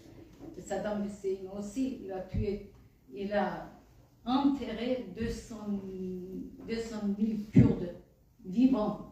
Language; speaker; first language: French; non-native, fluent; Kurdish